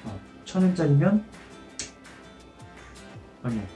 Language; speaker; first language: Korean; native; Korean